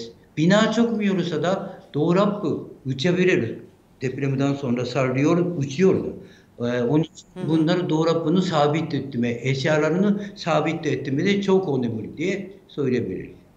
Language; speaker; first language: Turkish; non-native, fluent; Japanese